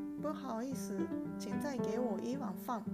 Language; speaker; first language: Chinese; non-native, learner; Japanese